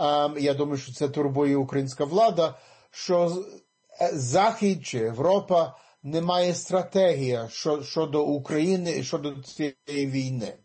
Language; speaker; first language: Ukrainian; early bilingual, heritage; English